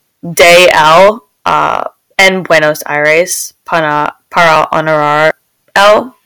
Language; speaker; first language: Spanish; non-native, learner; English